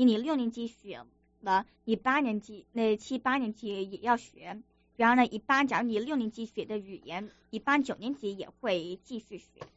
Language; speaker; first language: Chinese; early bilingual, other home language; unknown